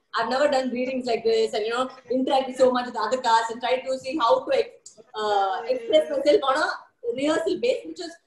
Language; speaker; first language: English; non-native, local second language; Tamil